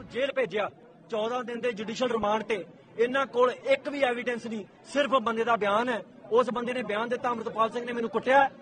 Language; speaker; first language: Punjabi; native; Punjabi